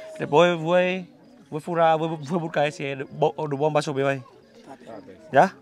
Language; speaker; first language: Portuguese; non-native, learner; Vietnamese